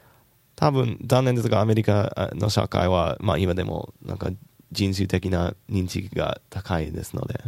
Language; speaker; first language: Japanese; non-native, learner; English